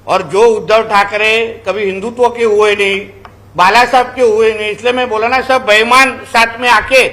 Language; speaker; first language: Hindi; non-native, local second language; Marathi